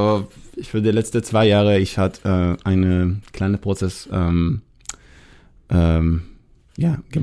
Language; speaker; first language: German; non-native, learner; Hebrew